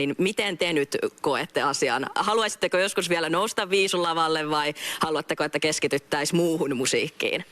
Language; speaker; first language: Finnish; native; Finnish